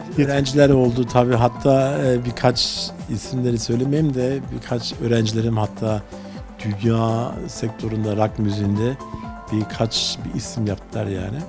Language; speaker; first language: Turkish; early bilingual, heritage; Turkish